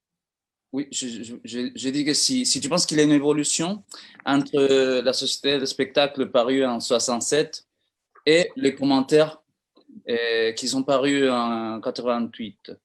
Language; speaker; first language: French; non-native, fluent; Spanish